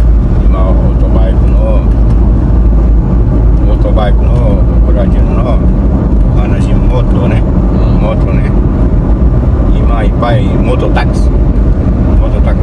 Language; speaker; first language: Japanese; non-native, learner; Portuguese